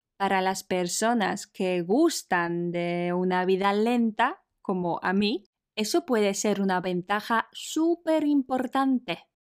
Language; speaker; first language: Spanish; non-native, fluent; Polish